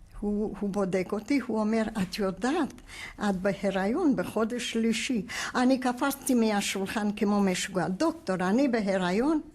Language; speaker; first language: Hebrew; non-native, fluent; Hungarian